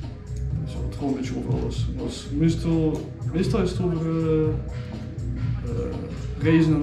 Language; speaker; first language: Dutch; non-native, fluent; French